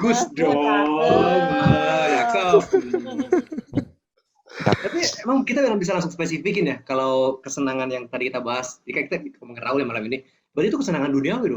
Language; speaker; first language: Indonesian; native; Indonesian